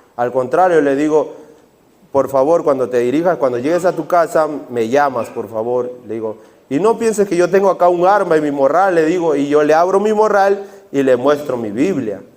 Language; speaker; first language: Spanish; native; Spanish